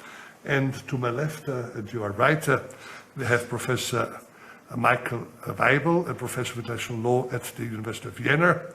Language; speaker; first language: English; non-native, fluent; German